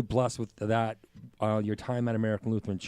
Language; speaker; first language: English; native; English